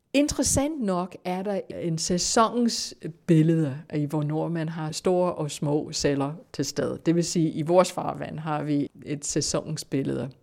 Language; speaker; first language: Danish; non-native, fluent; English